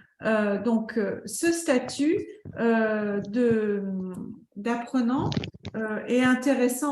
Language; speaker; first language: French; native; French